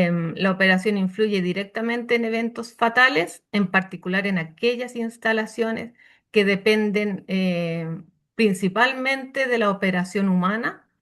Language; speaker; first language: Spanish; native; Spanish